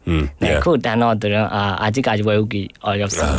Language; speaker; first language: Korean; non-native, learner; Burmese